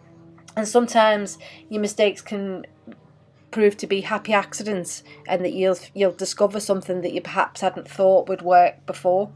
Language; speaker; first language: English; native; English